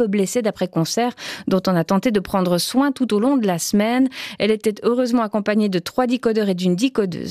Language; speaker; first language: French; native; French